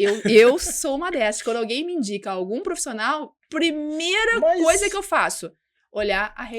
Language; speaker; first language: Portuguese; native; Portuguese